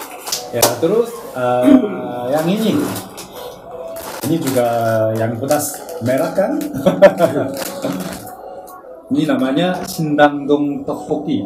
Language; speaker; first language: Indonesian; non-native, learner; Korean